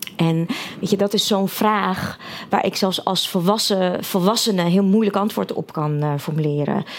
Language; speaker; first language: Dutch; early bilingual, other home language; Russian